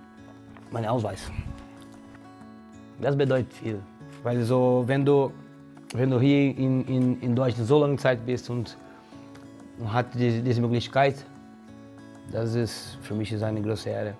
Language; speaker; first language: German; non-native, learner; Portuguese